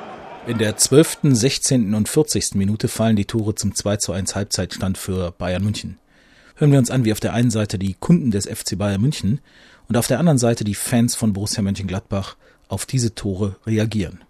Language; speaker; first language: German; native; German